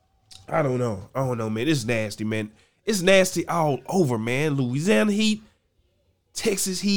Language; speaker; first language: English; native; English